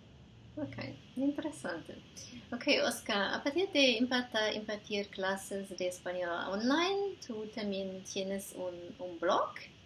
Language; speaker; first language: Spanish; non-native, fluent; Portuguese